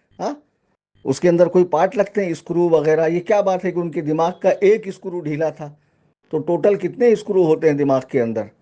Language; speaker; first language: Urdu; native; Urdu